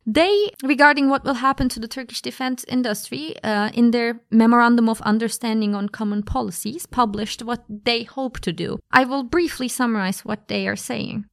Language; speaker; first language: English; non-native, fluent; Turkish